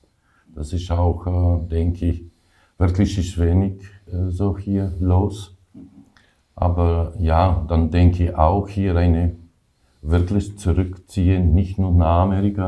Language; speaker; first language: German; non-native, learner; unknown